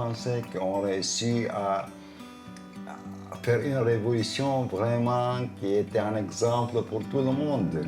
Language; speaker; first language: French; non-native, fluent; Arabic